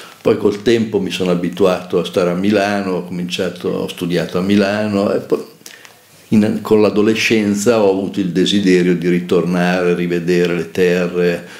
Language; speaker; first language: Italian; native; Italian